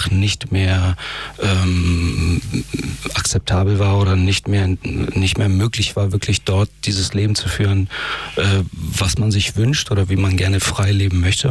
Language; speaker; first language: German; early bilingual, other home language; Persian